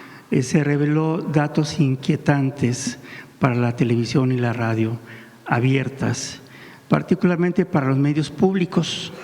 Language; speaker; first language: Spanish; native; Spanish